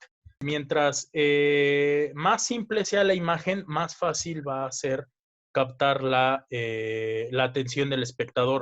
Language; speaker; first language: Spanish; native; Spanish